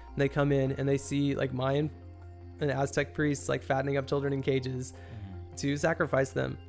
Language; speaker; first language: English; early bilingual, heritage; English